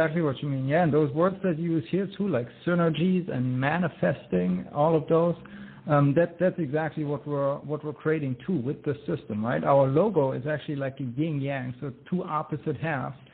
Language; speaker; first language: English; non-native, fluent; German